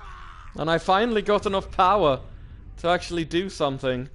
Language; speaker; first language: English; native; English